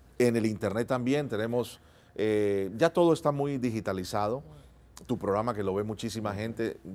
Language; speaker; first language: Spanish; native; Spanish